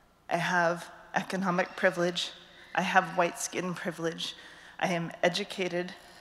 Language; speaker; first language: English; native; English